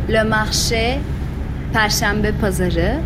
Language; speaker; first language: French; non-native, fluent; Turkish